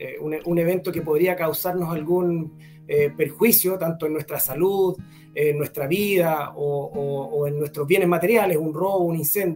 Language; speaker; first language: Spanish; native; Spanish